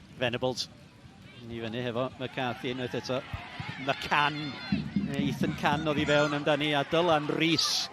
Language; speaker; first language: Welsh; native; Welsh